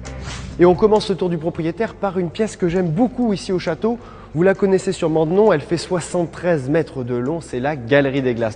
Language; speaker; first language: French; native; French